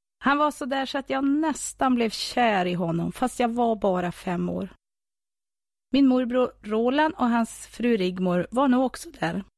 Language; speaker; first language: Swedish; native; Swedish